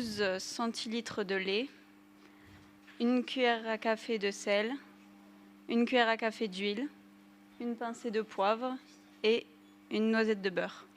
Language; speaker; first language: French; native; French